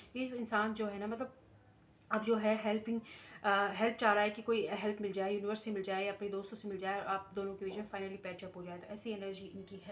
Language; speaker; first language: Hindi; native; Hindi